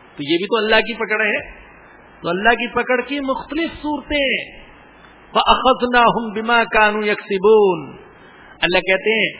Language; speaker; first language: Urdu; non-native, local second language; Punjabi